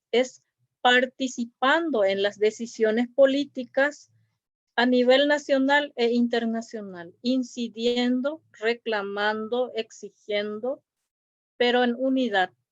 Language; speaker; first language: Spanish; non-native, local second language; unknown